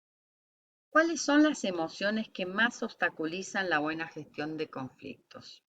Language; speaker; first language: Spanish; native; Spanish